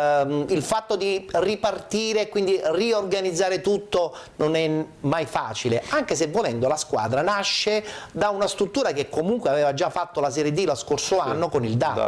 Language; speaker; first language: Italian; native; Italian